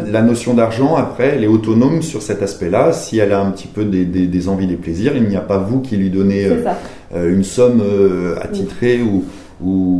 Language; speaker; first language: French; native; French